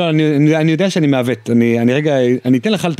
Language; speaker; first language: Hebrew; native; Hebrew